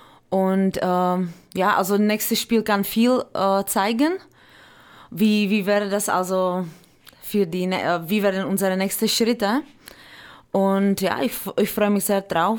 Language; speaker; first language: German; non-native, fluent; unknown